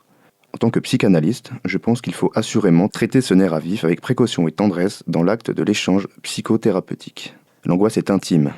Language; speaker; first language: French; native; French